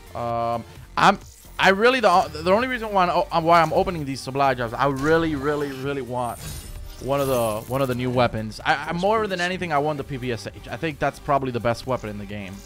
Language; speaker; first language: English; native; English